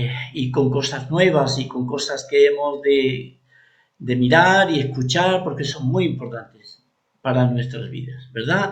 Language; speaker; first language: Spanish; native; Spanish